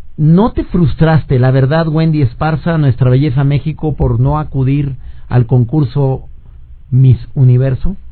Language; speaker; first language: Spanish; native; Spanish